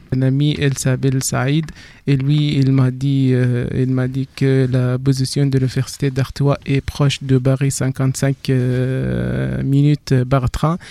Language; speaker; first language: French; non-native, fluent; Arabic